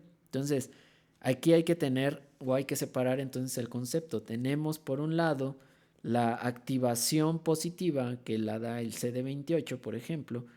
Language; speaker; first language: Spanish; native; Spanish